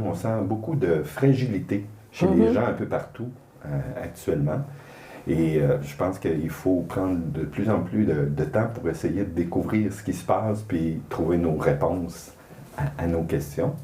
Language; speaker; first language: French; native; French